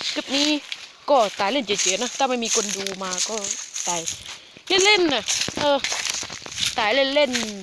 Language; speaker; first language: Thai; native; Thai